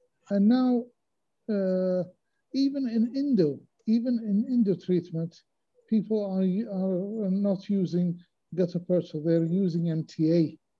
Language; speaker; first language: English; non-native, fluent; Arabic